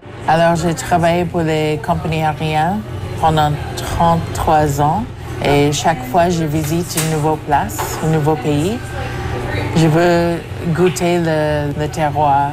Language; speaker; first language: French; non-native, fluent; English